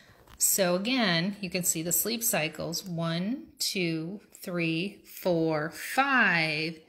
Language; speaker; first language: English; native; English